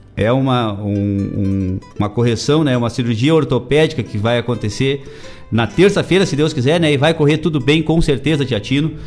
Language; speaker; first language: Portuguese; native; Portuguese